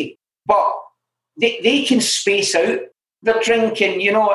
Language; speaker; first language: English; native; English